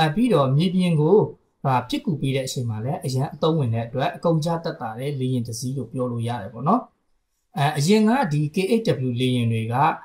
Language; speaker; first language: Burmese; native; Burmese